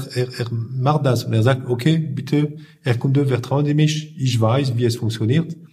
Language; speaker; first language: German; non-native, fluent; French